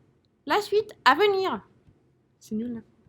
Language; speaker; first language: French; native; French